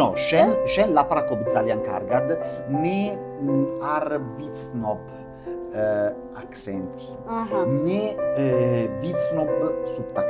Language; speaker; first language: Georgian; non-native, learner; Italian